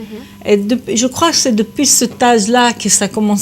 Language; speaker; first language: French; non-native, fluent; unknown